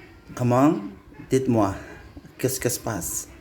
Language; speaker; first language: French; non-native, learner; Indonesian